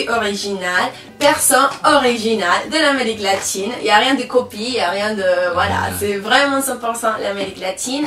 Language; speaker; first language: French; non-native, fluent; Spanish